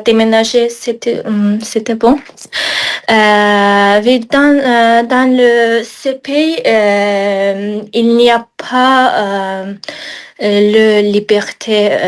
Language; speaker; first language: French; non-native, learner; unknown